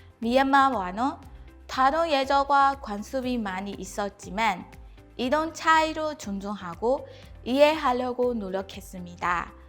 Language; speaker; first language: Korean; non-native, fluent; Burmese